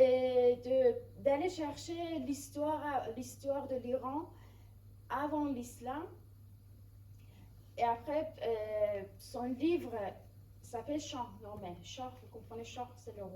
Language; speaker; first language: French; non-native, fluent; Persian